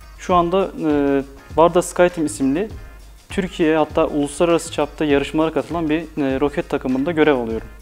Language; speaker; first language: Turkish; early bilingual, other home language; Uzbek